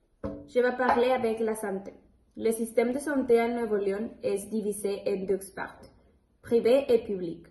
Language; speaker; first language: French; non-native, learner; Spanish